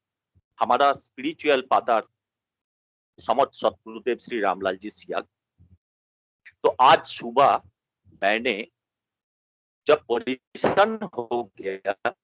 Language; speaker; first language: Hindi; non-native, local second language; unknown